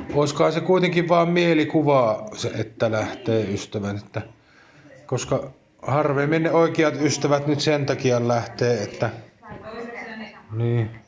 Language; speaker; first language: Finnish; native; Finnish